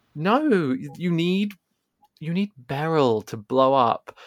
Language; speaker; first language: English; native; English